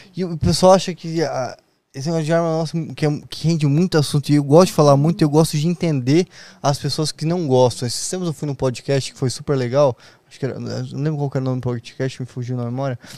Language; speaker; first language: Portuguese; native; Portuguese